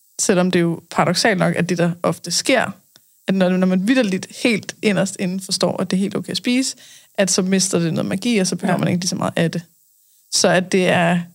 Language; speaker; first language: Danish; native; Danish